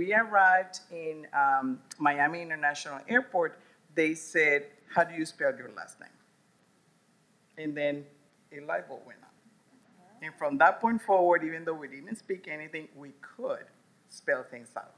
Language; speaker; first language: English; non-native, fluent; Spanish